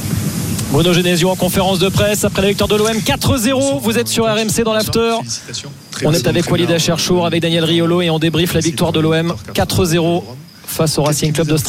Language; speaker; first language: French; native; French